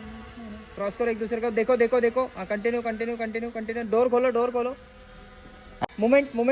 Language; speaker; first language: Hindi; non-native, local second language; Marathi